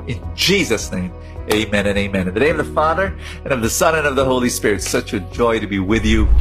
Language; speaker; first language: English; non-native, local second language; Filipino